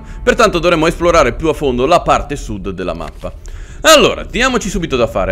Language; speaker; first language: Italian; native; Italian